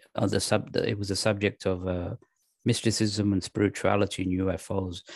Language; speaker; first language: English; native; English